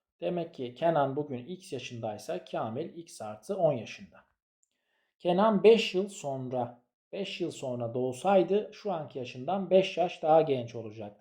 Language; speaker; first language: Turkish; native; Turkish